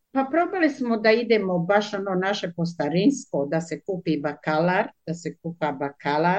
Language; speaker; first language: Croatian; native; Croatian